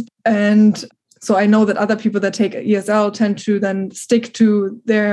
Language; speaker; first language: English; non-native, fluent; German